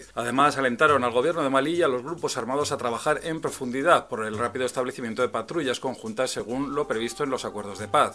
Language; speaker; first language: Spanish; native; Spanish